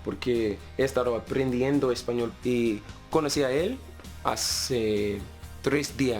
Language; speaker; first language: Spanish; non-native, learner; English